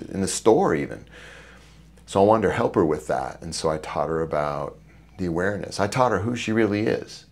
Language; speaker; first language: English; native; English